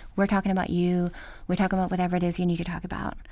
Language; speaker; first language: English; early bilingual, other home language; Norwegian